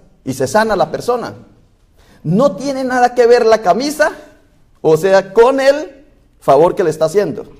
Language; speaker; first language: Spanish; native; Spanish